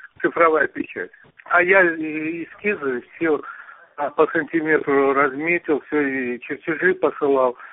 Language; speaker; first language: Russian; non-native, local second language; Uzbek